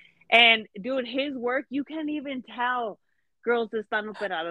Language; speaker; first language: English; early bilingual, other home language; Spanish